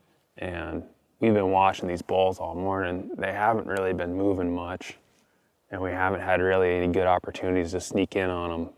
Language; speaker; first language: English; native; English